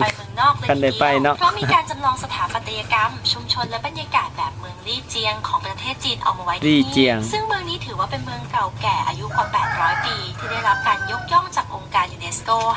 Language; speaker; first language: Thai; native; Thai